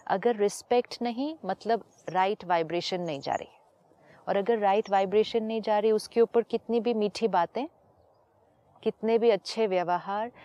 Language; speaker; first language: Hindi; native; Hindi